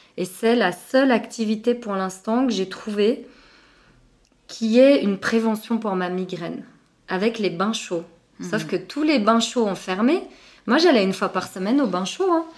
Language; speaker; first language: French; early bilingual, other home language; Arabic